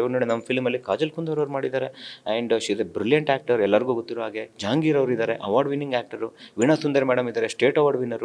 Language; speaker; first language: Kannada; native; Kannada